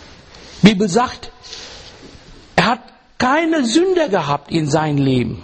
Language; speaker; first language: German; non-native, learner; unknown